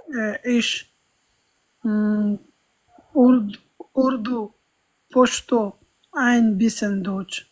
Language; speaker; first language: German; non-native, learner; Pashto